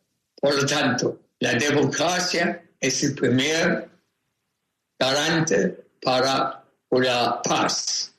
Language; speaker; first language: Spanish; non-native, fluent; German